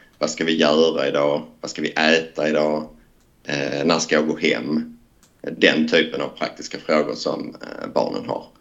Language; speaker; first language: Swedish; native; Swedish